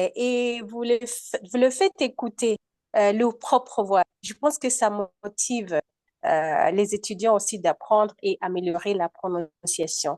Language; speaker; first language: French; non-native, fluent; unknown